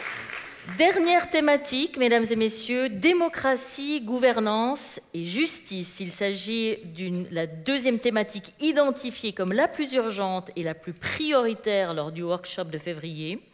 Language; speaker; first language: French; native; French